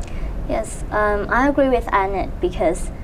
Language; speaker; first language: English; non-native, fluent; Thai